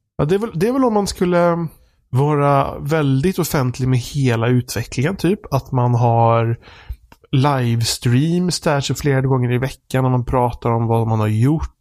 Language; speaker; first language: Swedish; native; Swedish